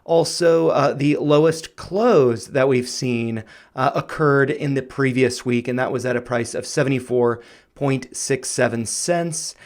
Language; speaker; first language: English; native; English